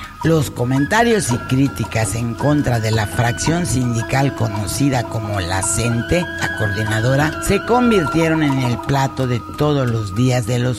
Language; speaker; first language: Spanish; native; Spanish